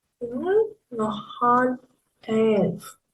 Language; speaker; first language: German; non-native, learner; Ukrainian